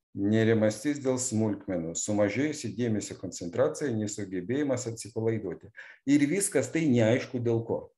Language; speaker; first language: Lithuanian; non-native, local second language; Russian